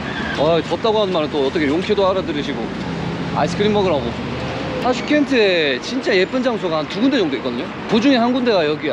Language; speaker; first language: Korean; native; Korean